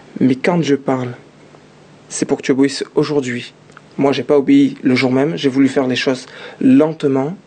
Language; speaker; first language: French; early bilingual, other home language; Arabic